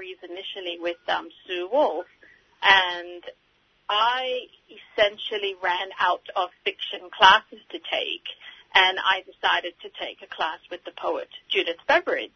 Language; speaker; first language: English; native; English